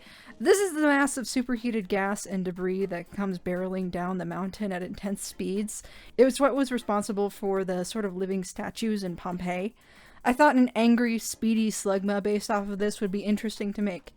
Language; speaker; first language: English; native; English